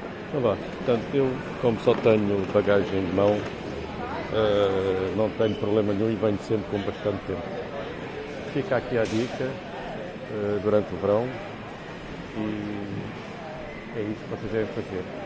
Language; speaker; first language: Portuguese; native; Portuguese